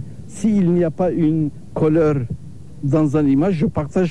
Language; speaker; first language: French; non-native, learner; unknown